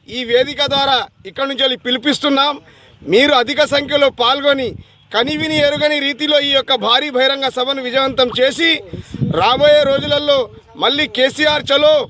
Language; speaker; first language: Telugu; non-native, local second language; Urdu